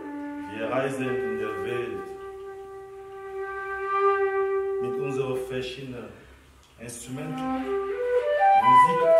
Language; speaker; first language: German; non-native, learner; French